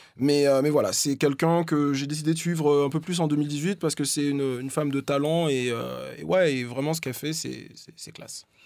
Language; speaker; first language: French; native; French